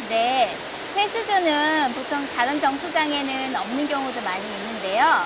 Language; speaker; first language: Korean; native; Korean